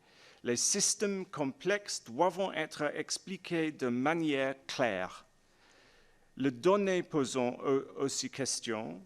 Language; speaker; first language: French; non-native, learner; English